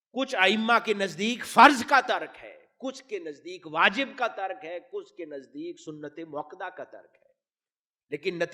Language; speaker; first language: Urdu; native; Urdu